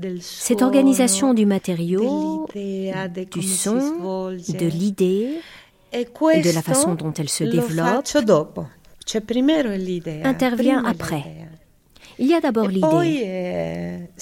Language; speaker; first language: French; non-native, learner; Spanish